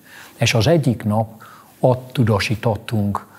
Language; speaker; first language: Hungarian; non-native, fluent; English